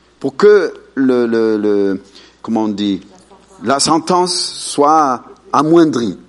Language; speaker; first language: French; non-native, fluent; Amharic